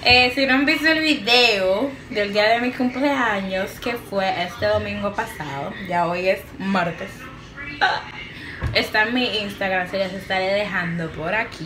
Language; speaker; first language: Spanish; native; Spanish